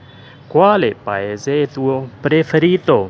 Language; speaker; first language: Italian; non-native, learner; Urdu